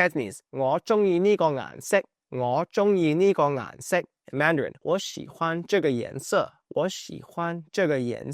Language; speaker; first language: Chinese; non-native, fluent; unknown